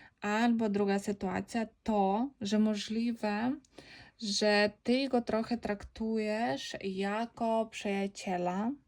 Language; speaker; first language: Polish; non-native, learner; Ukrainian